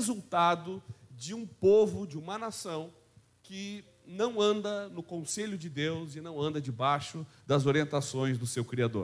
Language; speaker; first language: Portuguese; native; Portuguese